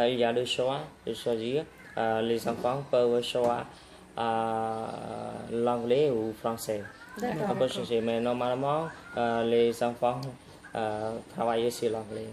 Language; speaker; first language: French; non-native, learner; Khmer